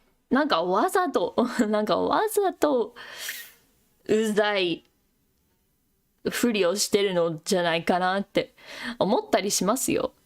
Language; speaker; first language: Japanese; non-native, fluent; English